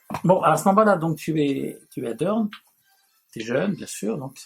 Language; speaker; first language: French; native; French